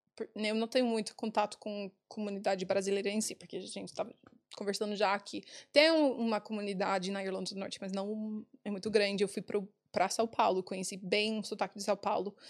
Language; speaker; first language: Portuguese; non-native, fluent; English